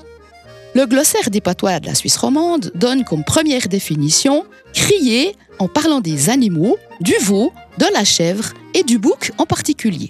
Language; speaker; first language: French; native; French